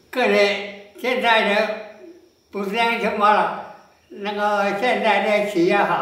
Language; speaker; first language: Chinese; non-native, local second language; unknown